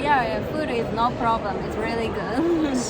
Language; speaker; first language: English; non-native, learner; Japanese